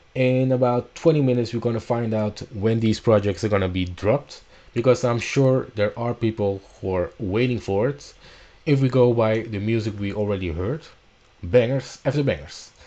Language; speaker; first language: English; non-native, fluent; Dutch